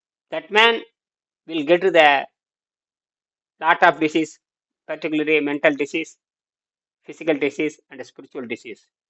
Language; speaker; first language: English; non-native, local second language; Tamil